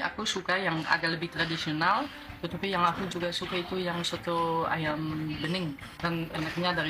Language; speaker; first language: Indonesian; non-native, fluent; English